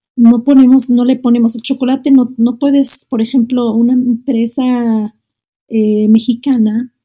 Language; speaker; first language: Spanish; non-native, fluent; Arabic